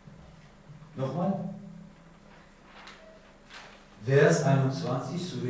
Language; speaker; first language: German; non-native, learner; Persian